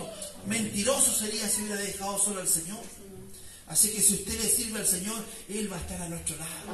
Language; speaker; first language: Spanish; native; Spanish